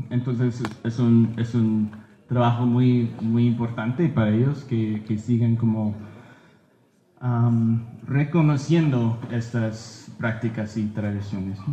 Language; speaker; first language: Spanish; early bilingual, heritage; Spanish